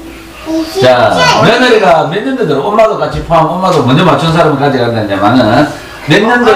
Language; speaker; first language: Korean; native; Korean